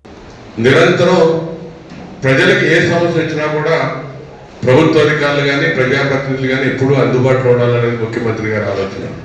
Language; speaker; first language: Telugu; native; Telugu